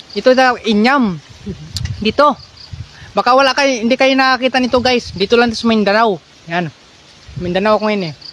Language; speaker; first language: Filipino; non-native, local second language; Cebuano